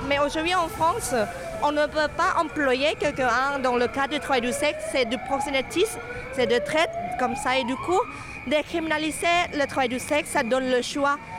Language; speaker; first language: French; non-native, fluent; Thai